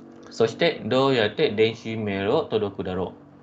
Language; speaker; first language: Japanese; non-native, fluent; Malay